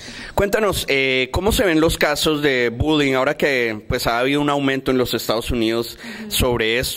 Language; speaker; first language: Spanish; early bilingual, heritage; Spanish